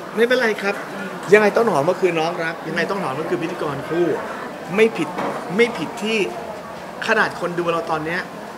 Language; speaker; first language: Thai; native; Thai